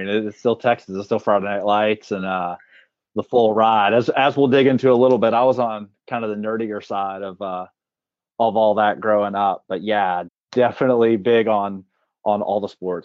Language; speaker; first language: English; native; English